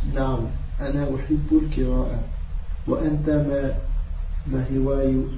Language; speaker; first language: Arabic; non-native, learner; French